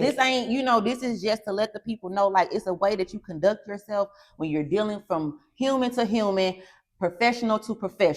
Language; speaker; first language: English; native; English